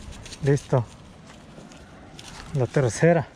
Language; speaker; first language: Spanish; native; Spanish